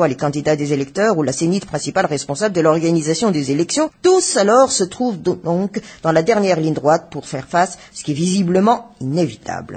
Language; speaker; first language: French; non-native, local second language; Malagasy